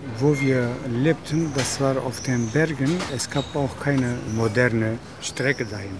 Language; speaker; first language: German; non-native, learner; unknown